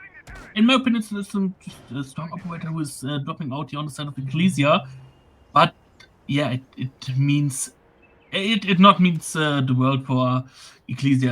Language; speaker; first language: English; non-native, fluent; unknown